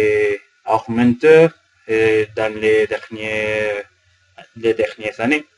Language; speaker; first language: French; non-native, learner; Spanish